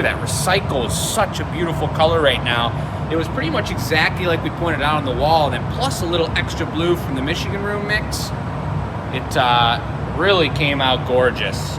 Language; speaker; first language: English; native; English